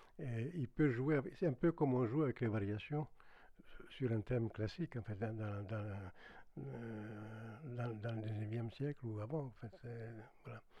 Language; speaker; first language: French; non-native, fluent; Greek